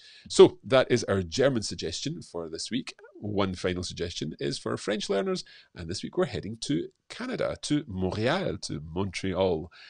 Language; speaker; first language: English; native; English